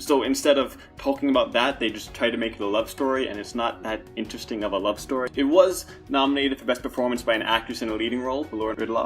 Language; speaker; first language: English; native; English